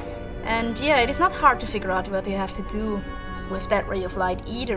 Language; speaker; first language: English; non-native, fluent; German